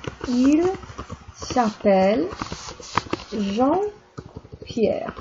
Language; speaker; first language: French; non-native, fluent; English